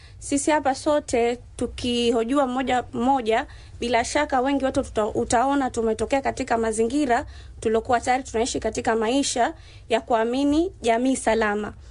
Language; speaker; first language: Swahili; native; Swahili